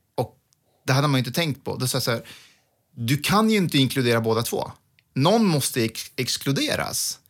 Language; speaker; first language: Swedish; early bilingual, other home language; Persian